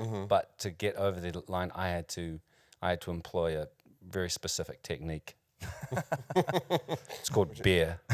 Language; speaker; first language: English; native; English